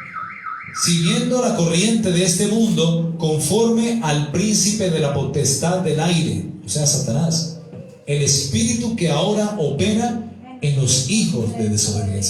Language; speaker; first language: Spanish; native; Spanish